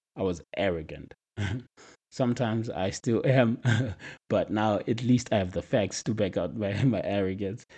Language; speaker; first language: English; non-native, local second language; Shona